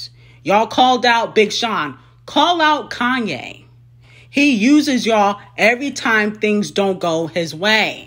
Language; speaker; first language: English; native; English